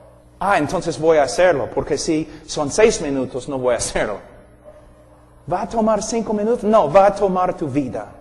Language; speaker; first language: Spanish; non-native, fluent; English